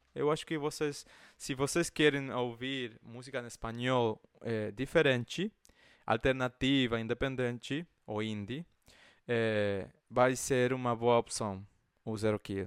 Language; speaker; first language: Portuguese; non-native, fluent; Spanish